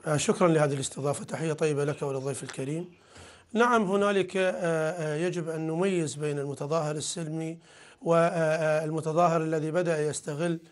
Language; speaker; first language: Arabic; native; Arabic